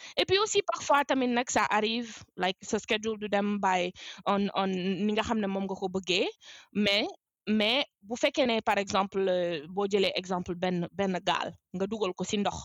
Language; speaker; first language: French; non-native, local second language; Wolof